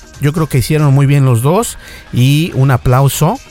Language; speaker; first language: Spanish; native; Spanish